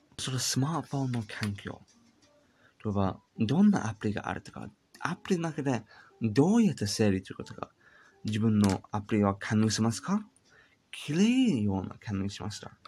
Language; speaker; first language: Japanese; non-native, learner; English